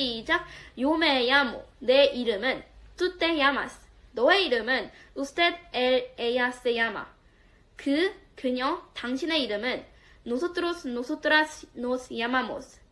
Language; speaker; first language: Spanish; non-native, learner; Korean